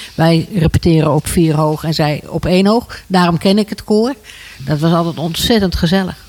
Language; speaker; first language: Dutch; native; Dutch